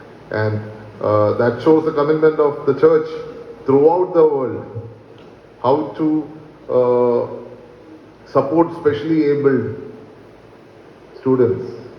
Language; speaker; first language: English; non-native, local second language; Malayalam